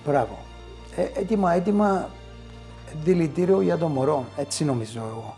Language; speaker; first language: Greek; early bilingual, heritage; Greek